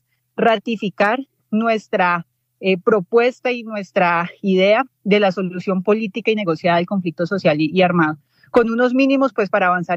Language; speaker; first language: Spanish; native; Spanish